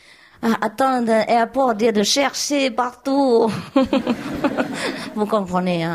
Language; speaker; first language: French; non-native, learner; Vietnamese